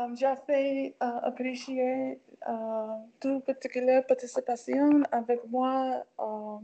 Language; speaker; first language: French; non-native, learner; English